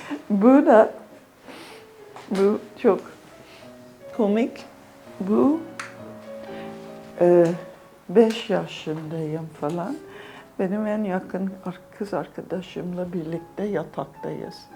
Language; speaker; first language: Turkish; non-native, fluent; English